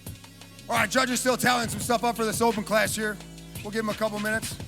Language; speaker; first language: English; native; English